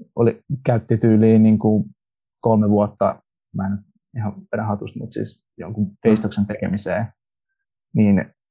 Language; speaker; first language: Finnish; early bilingual, other home language; Russian